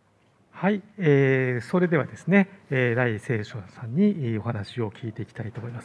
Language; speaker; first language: Japanese; native; Japanese